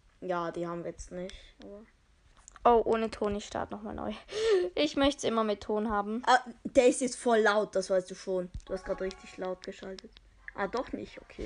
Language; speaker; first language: German; native; German